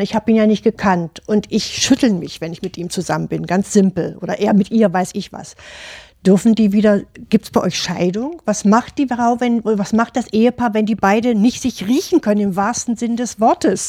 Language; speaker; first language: German; native; German